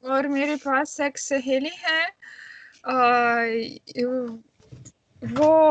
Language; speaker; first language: Hindi; non-native, learner; Russian